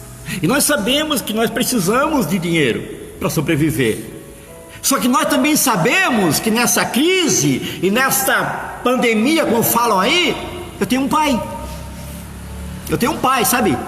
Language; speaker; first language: Portuguese; native; Portuguese